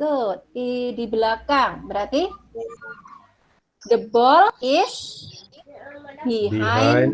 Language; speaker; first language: English; non-native, fluent; Indonesian